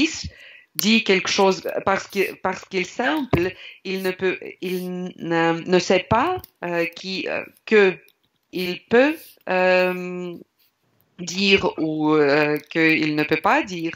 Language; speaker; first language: French; non-native, learner; Russian